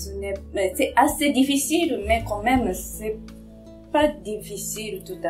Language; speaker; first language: French; non-native, fluent; Japanese